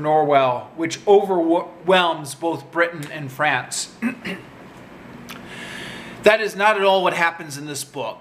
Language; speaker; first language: English; native; English